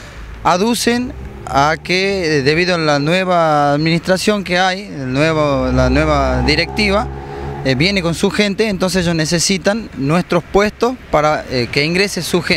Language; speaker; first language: Spanish; native; Spanish